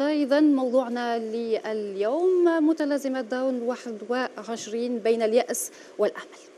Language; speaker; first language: Arabic; native; Arabic